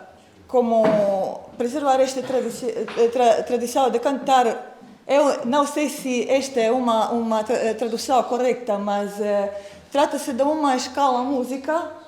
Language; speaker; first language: Portuguese; non-native, fluent; Croatian